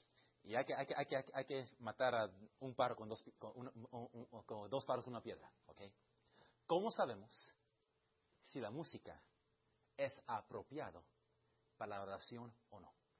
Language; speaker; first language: Spanish; early bilingual, heritage; Spanish